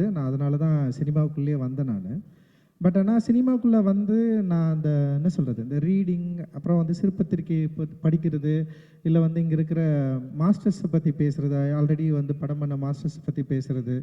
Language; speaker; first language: Tamil; native; Tamil